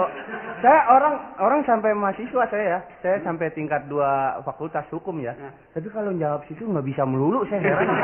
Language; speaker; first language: Indonesian; native; Indonesian